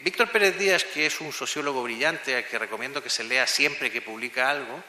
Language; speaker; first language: Spanish; native; Spanish